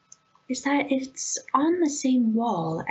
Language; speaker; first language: English; native; English